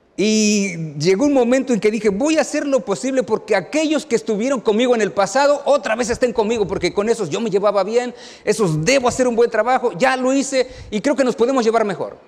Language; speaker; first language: Spanish; native; Spanish